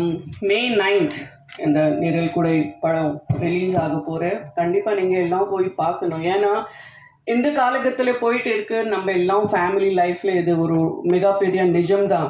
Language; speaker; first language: Tamil; non-native, learner; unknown